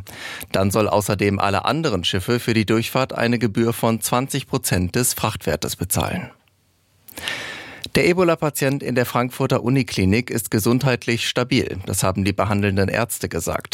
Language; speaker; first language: German; native; German